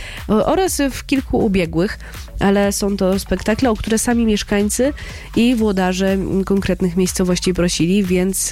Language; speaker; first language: Polish; native; Polish